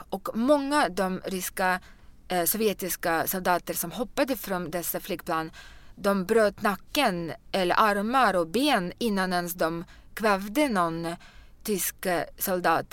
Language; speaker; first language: Swedish; non-native, fluent; Russian